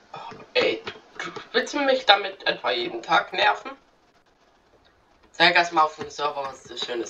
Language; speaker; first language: German; native; German